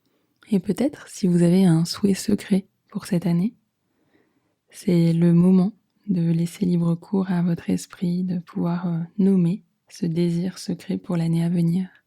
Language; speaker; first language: French; native; French